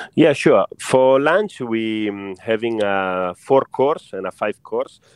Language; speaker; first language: English; non-native, fluent; Italian